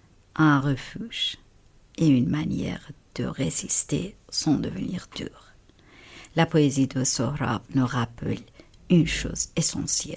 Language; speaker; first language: French; non-native, fluent; Persian